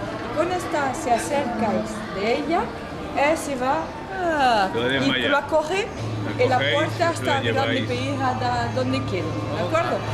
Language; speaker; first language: Spanish; non-native, learner; French